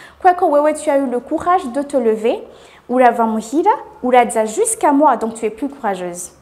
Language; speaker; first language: French; non-native, local second language; Rundi